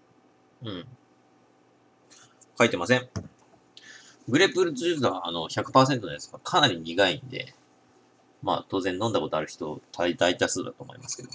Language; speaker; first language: Japanese; native; Japanese